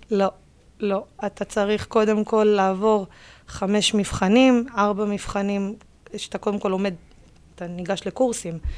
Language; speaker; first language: Hebrew; early bilingual, other home language; English